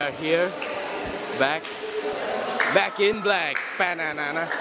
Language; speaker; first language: English; non-native, local second language; Malay